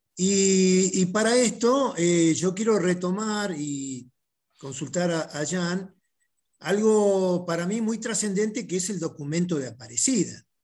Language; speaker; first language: Spanish; native; Spanish